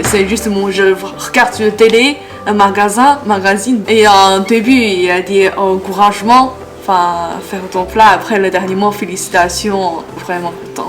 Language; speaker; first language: French; non-native, learner; Chinese